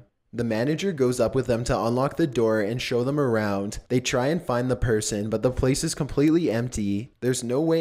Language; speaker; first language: English; native; English